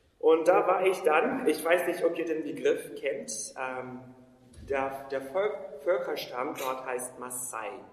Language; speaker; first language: German; non-native, fluent; Portuguese